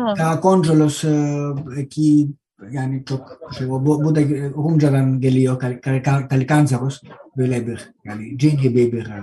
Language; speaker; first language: Turkish; non-native, fluent; Greek